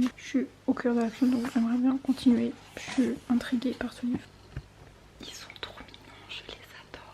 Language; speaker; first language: French; native; French